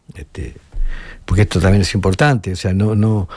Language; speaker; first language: Spanish; native; Spanish